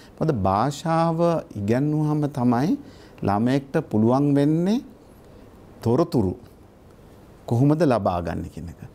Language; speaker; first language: Sinhala; native; Sinhala